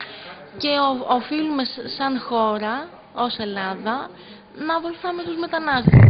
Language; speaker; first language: Greek; early bilingual, other home language; Bulgarian